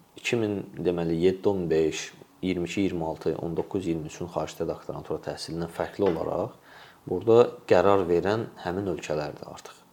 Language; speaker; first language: Azerbaijani; native; Azerbaijani